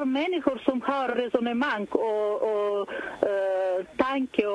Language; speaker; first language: Swedish; non-native, fluent; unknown